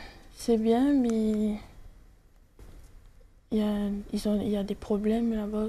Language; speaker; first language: French; non-native, local second language; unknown